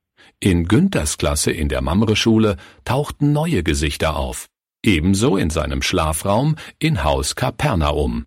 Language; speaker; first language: German; native; German